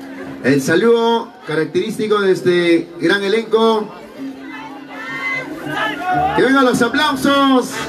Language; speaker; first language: Spanish; native; Spanish